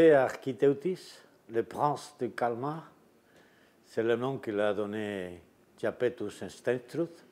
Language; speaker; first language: French; non-native, fluent; Spanish